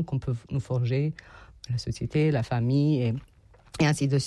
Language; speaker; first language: French; non-native, fluent; Serbian